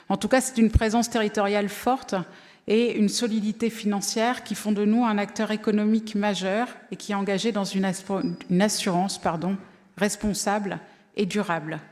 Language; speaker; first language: French; native; French